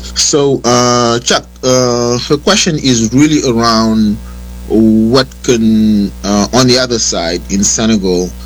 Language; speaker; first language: English; non-native, fluent; Wolof